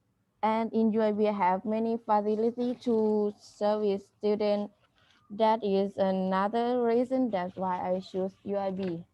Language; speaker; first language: English; non-native, learner; Thai